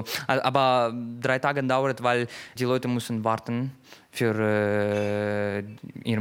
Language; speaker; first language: German; non-native, learner; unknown